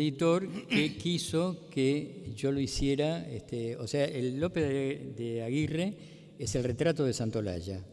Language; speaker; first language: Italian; non-native, learner; Spanish